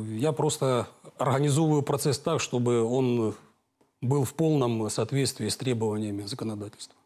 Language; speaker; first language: Russian; native; Russian